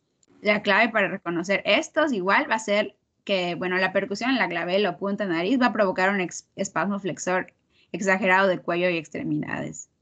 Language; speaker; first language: Spanish; native; Spanish